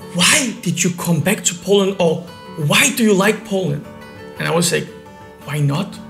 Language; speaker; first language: English; non-native, fluent; Polish